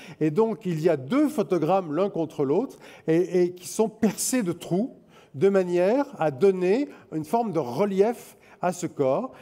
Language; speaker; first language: French; native; French